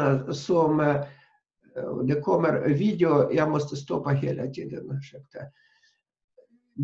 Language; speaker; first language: Swedish; non-native, fluent; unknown